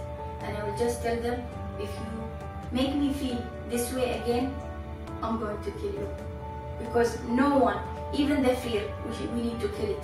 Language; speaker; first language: English; non-native, fluent; Arabic